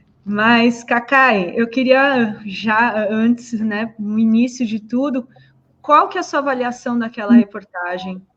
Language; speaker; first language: Portuguese; native; Portuguese